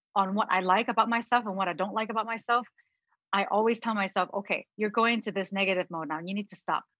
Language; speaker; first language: English; early bilingual, other home language; Cantonese